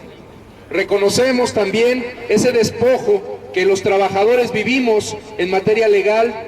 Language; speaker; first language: Spanish; native; Spanish